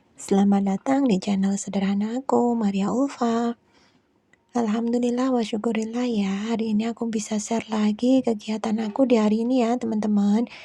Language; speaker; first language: Indonesian; non-native, local second language; Javanese